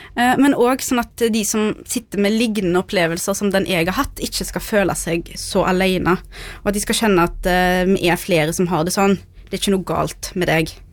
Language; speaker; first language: Norwegian; early bilingual, other home language; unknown